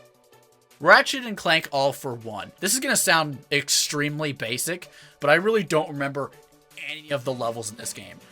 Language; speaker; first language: English; native; English